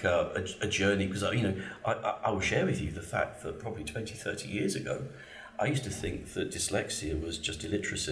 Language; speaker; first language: English; native; English